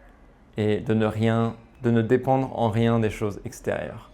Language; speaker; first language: French; native; French